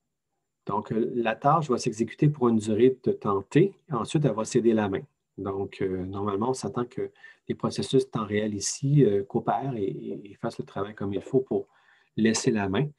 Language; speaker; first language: French; native; French